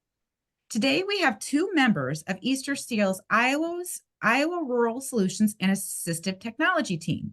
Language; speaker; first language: English; native; English